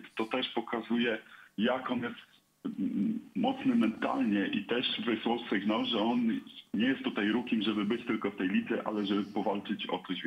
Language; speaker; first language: Polish; native; Polish